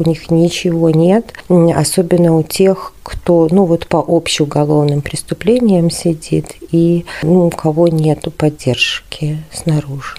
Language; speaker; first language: Russian; native; Russian